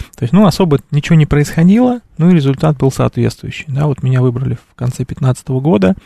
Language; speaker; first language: Russian; native; Russian